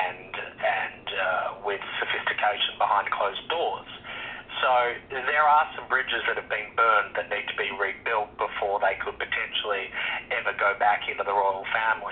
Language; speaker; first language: English; native; English